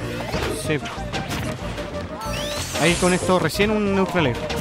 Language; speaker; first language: Spanish; native; Spanish